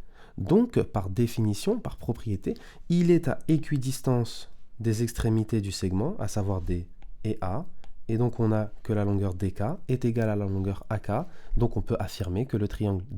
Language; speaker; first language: French; native; French